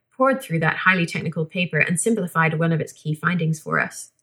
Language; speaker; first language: English; native; English